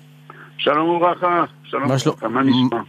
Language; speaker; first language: Hebrew; non-native, fluent; French